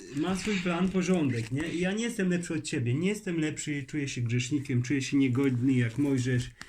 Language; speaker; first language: Polish; native; Polish